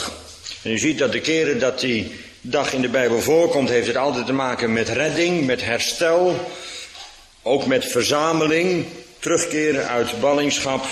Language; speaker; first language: Dutch; native; Dutch